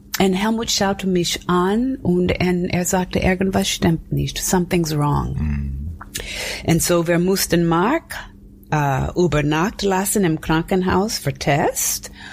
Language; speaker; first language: German; non-native, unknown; English